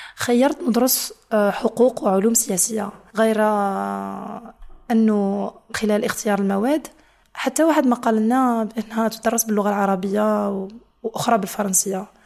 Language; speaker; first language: Arabic; non-native, fluent; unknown